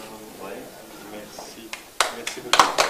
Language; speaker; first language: French; native; French